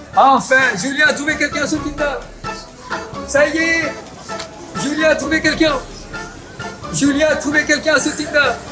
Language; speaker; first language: French; non-native, fluent; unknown